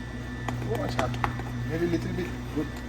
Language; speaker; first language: English; non-native, learner; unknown